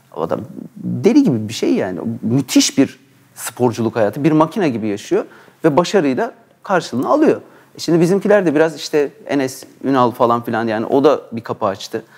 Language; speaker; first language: Turkish; native; Turkish